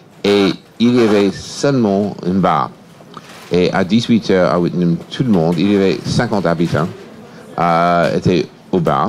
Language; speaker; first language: French; non-native, fluent; English